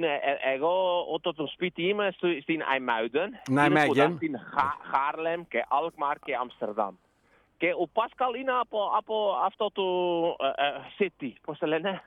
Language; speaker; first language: Greek; non-native, learner; Dutch